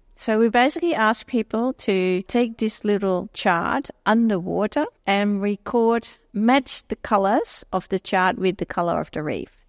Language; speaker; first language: English; non-native, fluent; Dutch